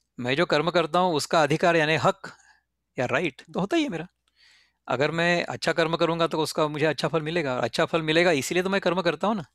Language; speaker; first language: Hindi; native; Hindi